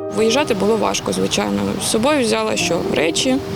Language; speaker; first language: Ukrainian; native; Ukrainian